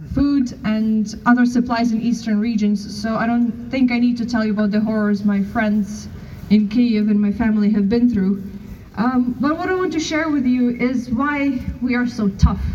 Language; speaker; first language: English; non-native, fluent; Ukrainian